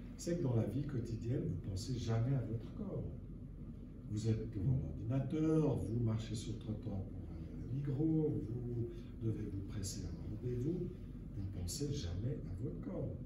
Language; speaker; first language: French; native; French